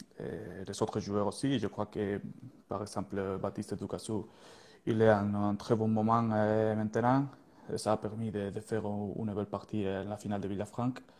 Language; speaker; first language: French; non-native, learner; Spanish